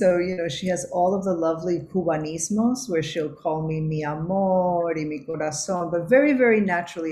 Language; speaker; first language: English; early bilingual, other home language; Spanish